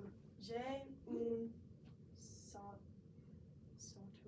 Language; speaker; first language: French; non-native, learner; English